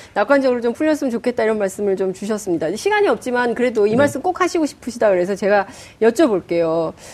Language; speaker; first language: Korean; native; Korean